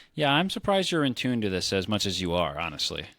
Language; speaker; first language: English; native; English